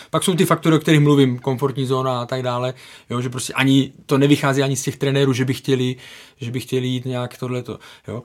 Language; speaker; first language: Czech; native; Czech